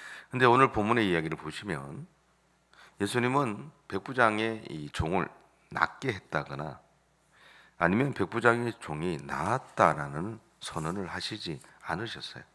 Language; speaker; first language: Korean; native; Korean